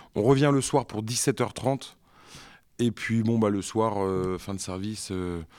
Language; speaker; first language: French; native; French